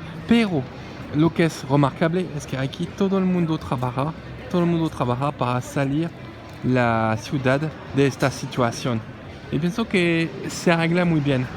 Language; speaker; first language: Spanish; non-native, learner; French